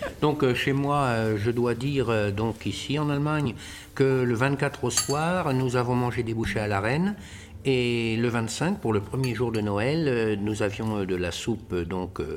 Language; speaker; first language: French; non-native, learner; German